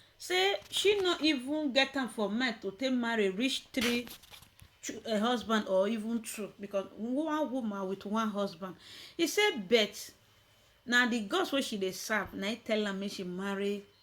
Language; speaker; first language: Nigerian Pidgin; native; Nigerian Pidgin